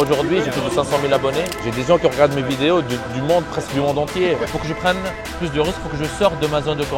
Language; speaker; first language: French; native; French